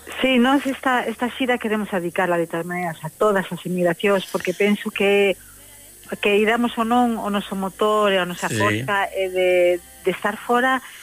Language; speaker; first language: Galician; early bilingual, heritage; Galician